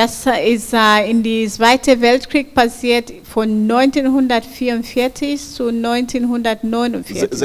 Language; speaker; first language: German; non-native, fluent; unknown